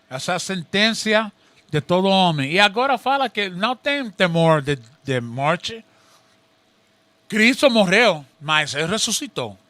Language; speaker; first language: Portuguese; non-native, learner; Spanish